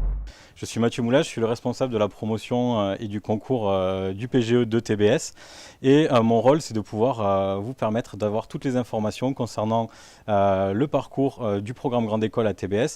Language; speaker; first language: French; native; French